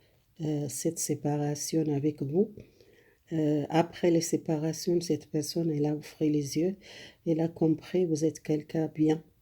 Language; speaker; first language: French; non-native, learner; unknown